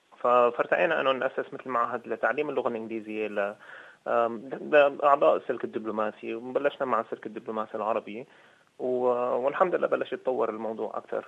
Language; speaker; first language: Arabic; native; Arabic